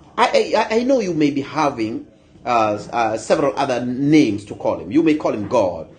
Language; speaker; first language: English; non-native, local second language; Luo (Kenya and Tanzania)